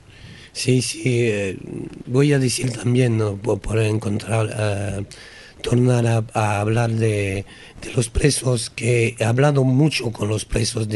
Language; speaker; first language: Spanish; non-native, learner; French